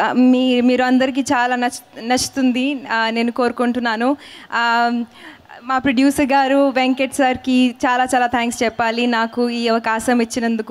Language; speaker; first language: Telugu; non-native, learner; Hindi